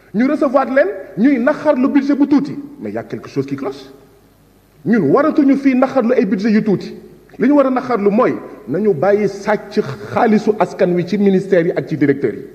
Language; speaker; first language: Wolof; non-native, local second language; Jola-Fonyi